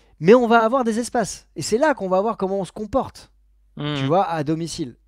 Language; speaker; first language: French; native; French